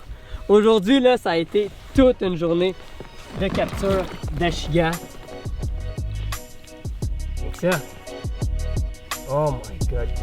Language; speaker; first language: French; native; French